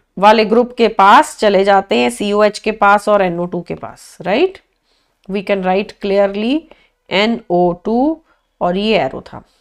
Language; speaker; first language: Hindi; native; Hindi